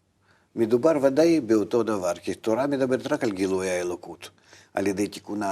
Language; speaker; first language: Hebrew; non-native, fluent; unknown